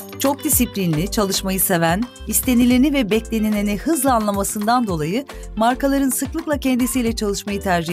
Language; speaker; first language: Turkish; native; Turkish